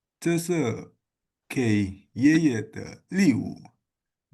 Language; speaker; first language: Chinese; non-native, learner; Indonesian